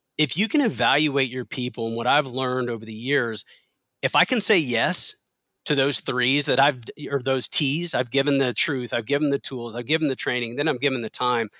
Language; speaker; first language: English; native; English